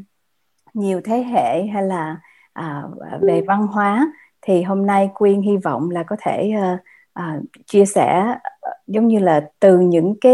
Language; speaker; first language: Vietnamese; native; Vietnamese